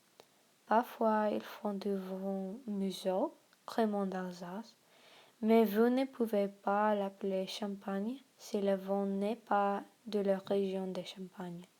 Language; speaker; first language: French; non-native, learner; English